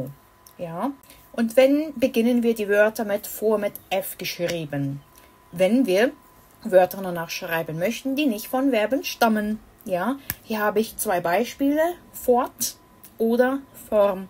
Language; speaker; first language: German; non-native, fluent; Portuguese